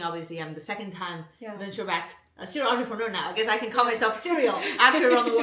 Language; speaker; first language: English; non-native, fluent; Chinese